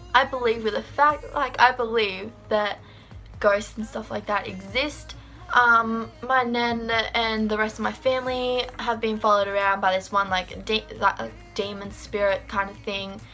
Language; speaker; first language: English; native; English